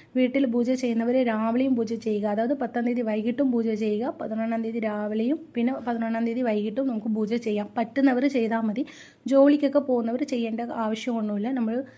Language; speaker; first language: Malayalam; non-native, local second language; Tamil